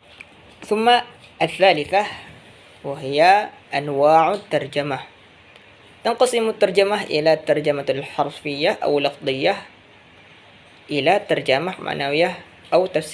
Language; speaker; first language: Arabic; non-native, learner; Indonesian